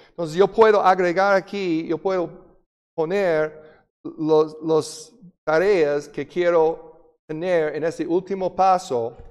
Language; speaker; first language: Spanish; non-native, fluent; English